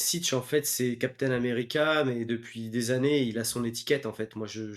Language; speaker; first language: French; native; French